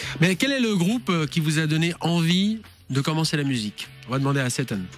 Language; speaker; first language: French; native; French